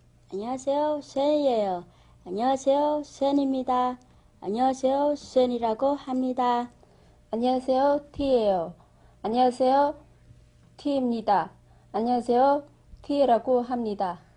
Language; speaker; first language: Korean; non-native, learner; Vietnamese